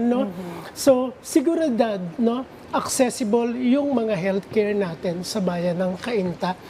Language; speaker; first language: Filipino; native; Filipino